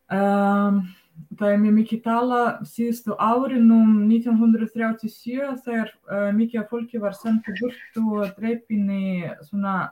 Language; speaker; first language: Icelandic; non-native, fluent; Russian